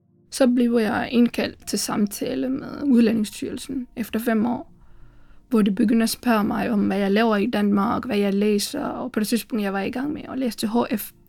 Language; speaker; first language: Danish; non-native, fluent; Tamil